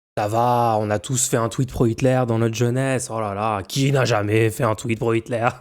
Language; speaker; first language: French; native; French